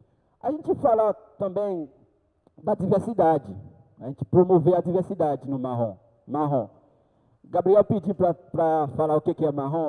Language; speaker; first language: Portuguese; non-native, learner; Haitian Creole